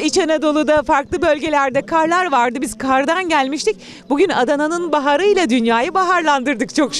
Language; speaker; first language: Turkish; native; Turkish